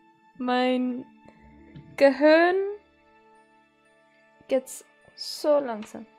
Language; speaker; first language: German; non-native, learner; English